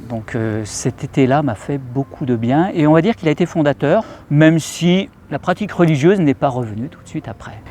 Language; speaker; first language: French; native; French